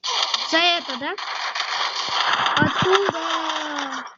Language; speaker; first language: Russian; non-native, local second language; Kyrgyz